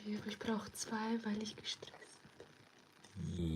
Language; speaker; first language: German; early bilingual, other home language; Turkish